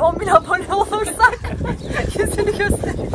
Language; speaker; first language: Turkish; native; Turkish